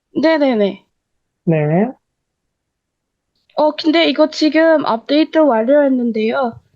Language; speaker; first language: Korean; non-native, learner; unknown